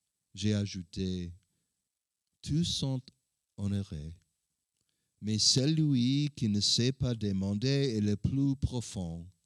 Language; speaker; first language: French; non-native, learner; English